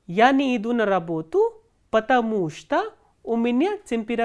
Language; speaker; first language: Russian; non-native, fluent; Hindi